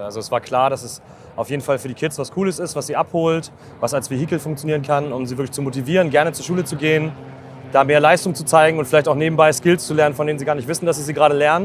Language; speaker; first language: German; native; German